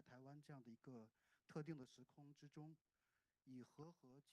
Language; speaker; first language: Chinese; native; Chinese